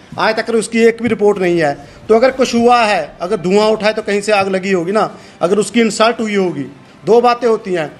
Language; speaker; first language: Hindi; non-native, local second language; Punjabi